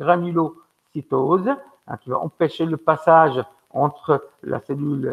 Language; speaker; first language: French; non-native, local second language; Arabic